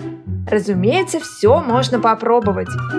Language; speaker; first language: Russian; native; Russian